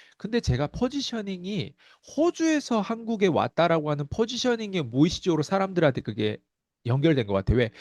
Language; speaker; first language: Korean; non-native, fluent; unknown